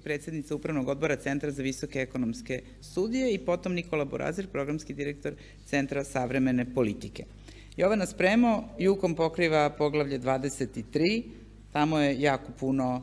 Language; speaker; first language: Serbian; native; Serbian